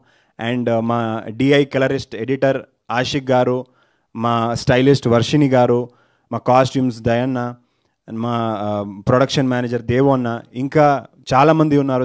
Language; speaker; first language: Telugu; non-native, learner; Kannada